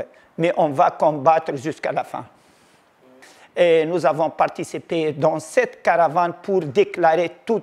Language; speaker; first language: French; non-native, local second language; Arabic